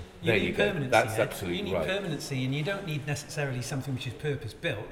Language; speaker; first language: English; native; English